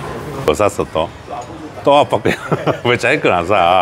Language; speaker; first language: Korean; native; Korean